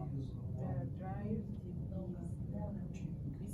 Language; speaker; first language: English; non-native, learner; Spanish